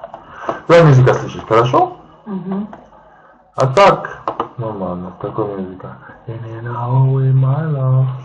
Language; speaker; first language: Russian; non-native, learner; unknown